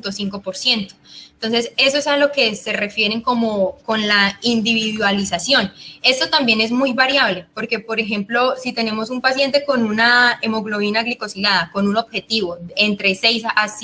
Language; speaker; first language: Spanish; native; Spanish